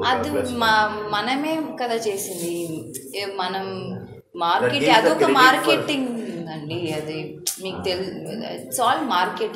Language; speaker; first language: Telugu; non-native, learner; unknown